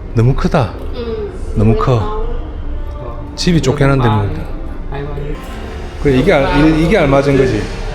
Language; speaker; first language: Korean; native; Korean